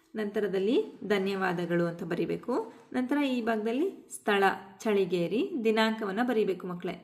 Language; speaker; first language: Kannada; native; Kannada